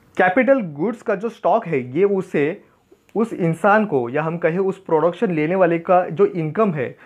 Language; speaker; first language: Hindi; non-native, local second language; Marathi